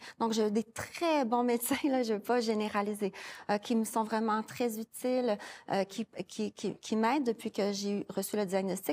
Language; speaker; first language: French; native; French